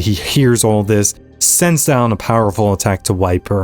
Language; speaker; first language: English; native; English